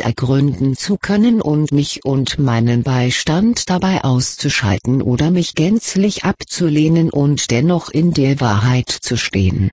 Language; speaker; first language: German; native; German